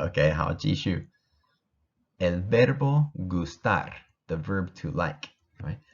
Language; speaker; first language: Spanish; non-native, fluent; English